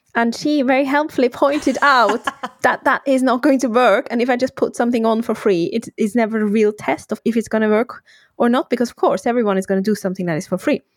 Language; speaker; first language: English; non-native, fluent; Swiss German